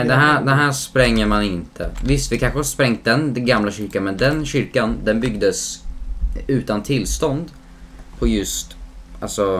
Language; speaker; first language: Swedish; native; Swedish